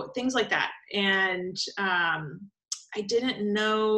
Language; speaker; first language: English; native; English